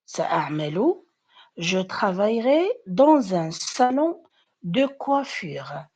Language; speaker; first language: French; non-native, fluent; Arabic